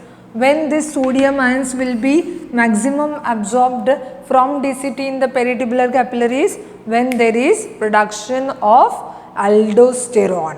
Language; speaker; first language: English; non-native, local second language; Hindi